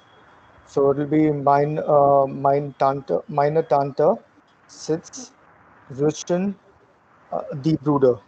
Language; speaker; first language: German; non-native, learner; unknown